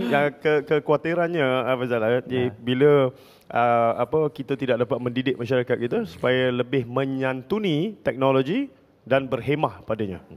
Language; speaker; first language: Malay; native; Malay